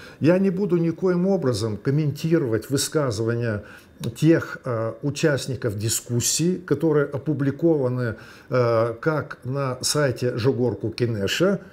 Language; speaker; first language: Russian; native; Russian